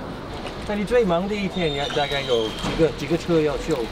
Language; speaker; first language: Chinese; non-native, learner; English